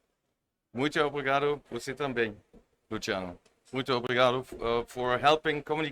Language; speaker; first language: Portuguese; non-native, learner; German